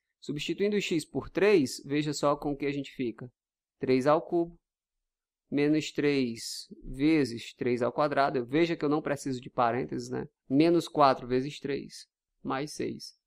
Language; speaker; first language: Portuguese; native; Portuguese